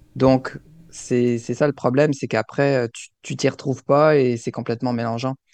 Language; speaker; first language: French; native; French